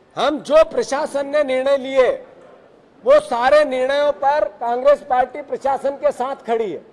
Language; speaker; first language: Hindi; native; Hindi